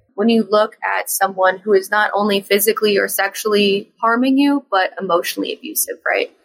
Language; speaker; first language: English; native; English